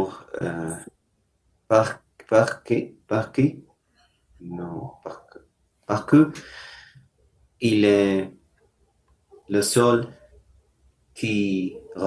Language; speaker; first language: French; non-native, learner; Spanish